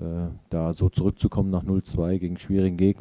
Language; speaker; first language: German; native; German